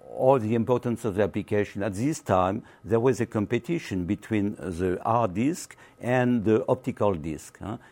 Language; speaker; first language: English; non-native, learner; French